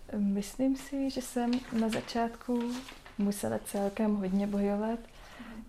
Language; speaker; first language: Czech; non-native, fluent; Hungarian